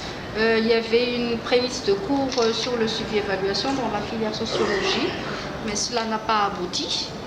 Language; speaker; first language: French; non-native, local second language; Malagasy